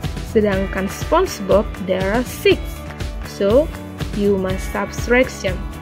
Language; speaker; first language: English; non-native, learner; Indonesian